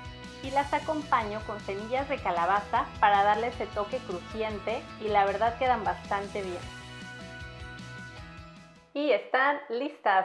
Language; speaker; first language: Spanish; native; Spanish